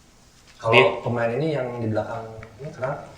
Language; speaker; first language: Indonesian; native; Indonesian